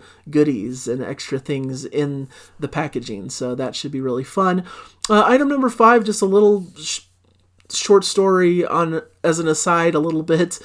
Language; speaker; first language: English; native; English